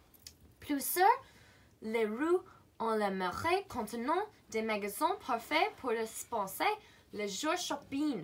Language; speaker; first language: French; non-native, learner; English